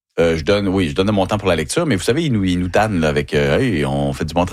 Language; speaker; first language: French; native; French